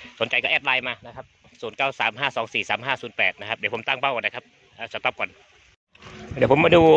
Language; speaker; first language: Thai; native; Thai